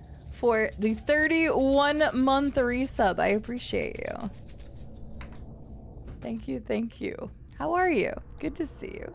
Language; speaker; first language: English; native; English